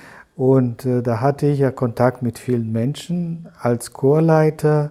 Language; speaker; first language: German; non-native, fluent; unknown